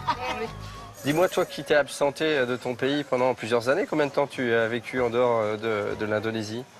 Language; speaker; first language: French; native; French